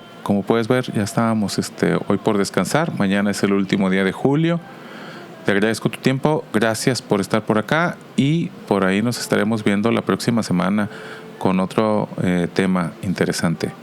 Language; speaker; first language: Spanish; native; Spanish